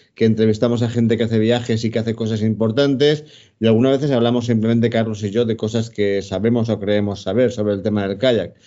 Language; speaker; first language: Spanish; native; Spanish